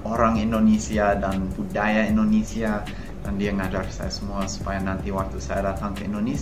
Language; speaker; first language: Indonesian; non-native, fluent; English